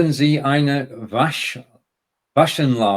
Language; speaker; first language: German; non-native, learner; English